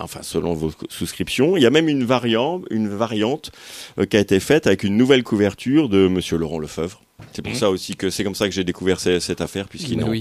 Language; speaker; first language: French; native; French